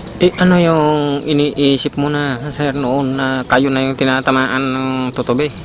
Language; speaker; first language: Filipino; native; Filipino